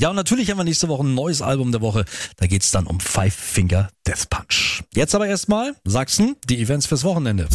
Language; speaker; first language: German; native; German